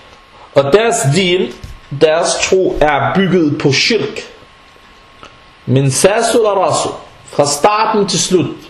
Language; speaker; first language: Danish; non-native, fluent; Arabic